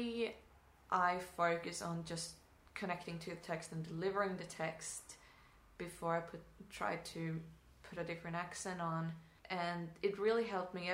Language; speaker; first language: English; non-native, fluent; Swedish